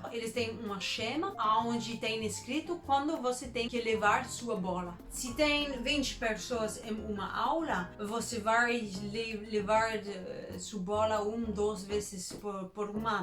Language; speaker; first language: Portuguese; non-native, learner; Danish